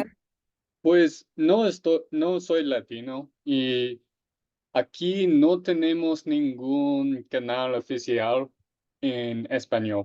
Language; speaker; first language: Spanish; non-native, fluent; English